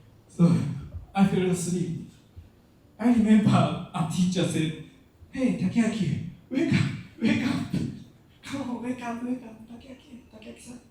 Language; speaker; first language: English; non-native, fluent; Japanese